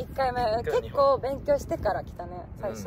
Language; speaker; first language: Japanese; non-native, fluent; Polish